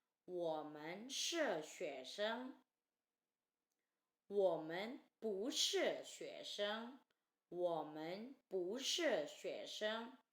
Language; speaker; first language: Chinese; non-native, fluent; Indonesian